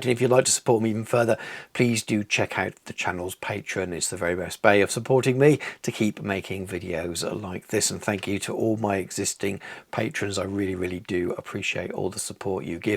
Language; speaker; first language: English; native; English